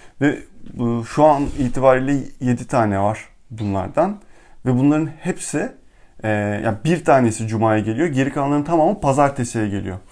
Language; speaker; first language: Turkish; native; Turkish